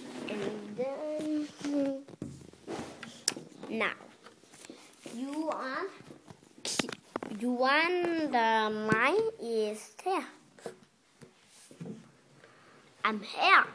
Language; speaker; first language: English; non-native, learner; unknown